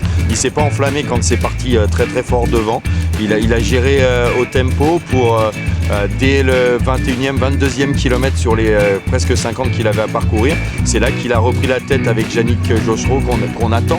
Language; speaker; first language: French; native; French